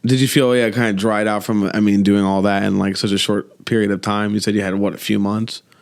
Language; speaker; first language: English; native; English